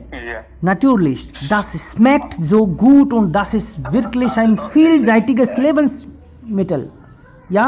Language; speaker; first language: German; non-native, fluent; Hindi